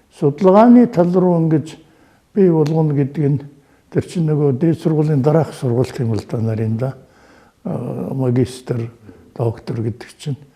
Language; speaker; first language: Mongolian; native; Mongolian